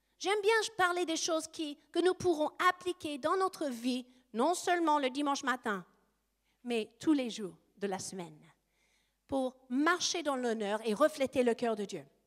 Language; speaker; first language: French; non-native, fluent; English